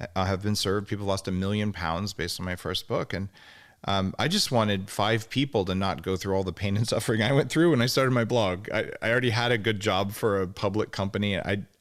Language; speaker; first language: English; native; English